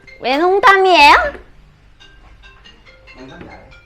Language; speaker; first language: Korean; non-native, learner; Vietnamese